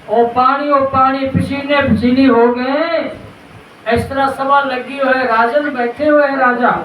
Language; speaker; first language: Hindi; non-native, local second language; Punjabi